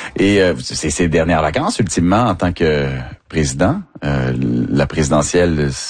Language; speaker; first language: French; native; French